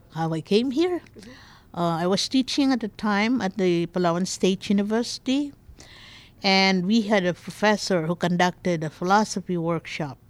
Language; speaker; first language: English; non-native, local second language; Bikol